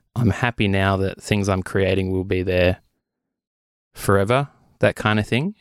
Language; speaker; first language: English; native; English